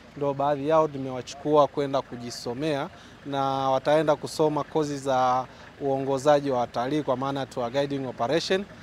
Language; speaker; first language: Swahili; native; Swahili